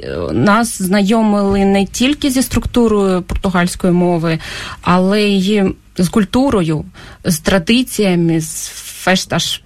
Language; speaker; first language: Ukrainian; non-native, local second language; Russian